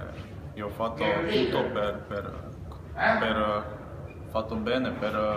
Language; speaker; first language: Italian; non-native, learner; Macedonian